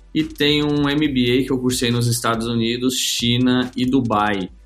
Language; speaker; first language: Portuguese; native; Portuguese